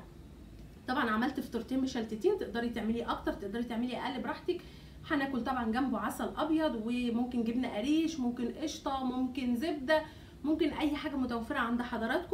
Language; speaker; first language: Arabic; native; Arabic